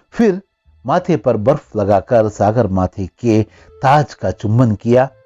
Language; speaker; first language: Hindi; non-native, local second language; Kannada